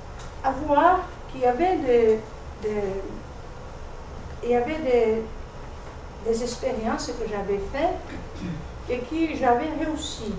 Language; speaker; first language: French; non-native, fluent; Portuguese